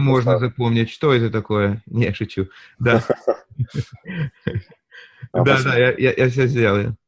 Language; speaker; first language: Russian; early bilingual, heritage; Russian